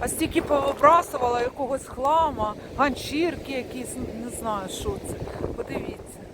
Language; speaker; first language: Ukrainian; non-native, local second language; Russian